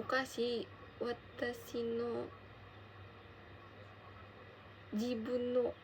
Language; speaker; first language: Japanese; non-native, learner; Indonesian